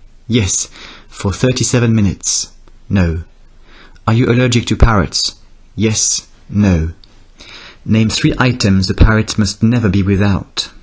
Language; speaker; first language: English; non-native, fluent; French